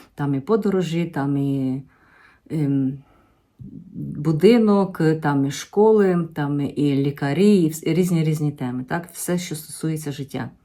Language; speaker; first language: Ukrainian; native; Ukrainian